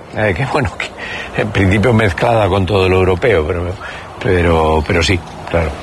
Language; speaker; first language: Spanish; native; Spanish